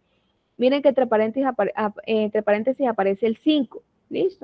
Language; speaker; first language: Spanish; native; Spanish